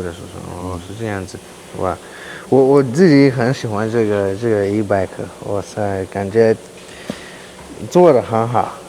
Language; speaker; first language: Chinese; non-native, learner; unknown